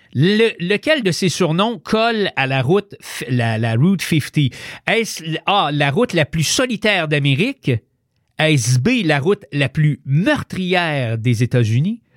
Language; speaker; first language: French; native; French